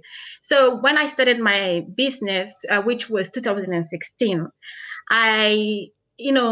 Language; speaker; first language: English; early bilingual, other home language; Krio